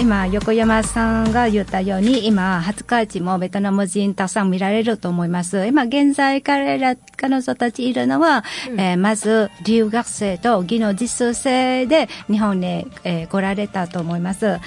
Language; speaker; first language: Japanese; non-native, fluent; Vietnamese